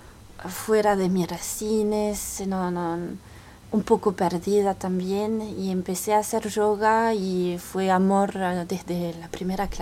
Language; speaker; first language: Spanish; early bilingual, heritage; French